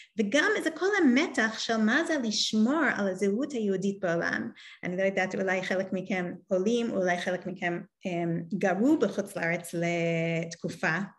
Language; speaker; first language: Hebrew; non-native, fluent; English